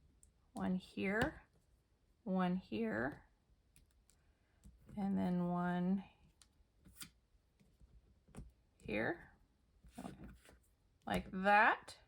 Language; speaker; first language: English; native; English